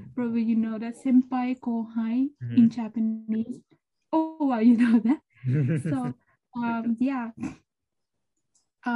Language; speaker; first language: English; non-native, learner; Vietnamese